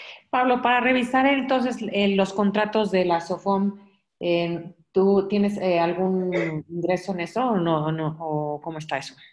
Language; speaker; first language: Spanish; native; Spanish